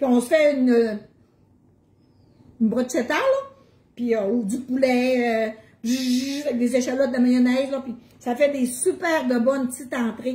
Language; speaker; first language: French; native; French